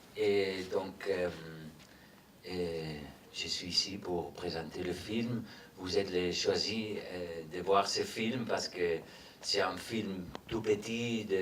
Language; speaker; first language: French; non-native, fluent; Spanish